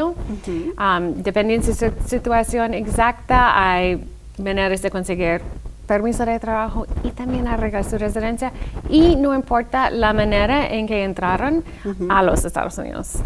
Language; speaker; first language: Spanish; non-native, fluent; English